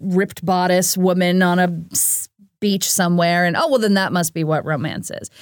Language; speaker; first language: English; native; English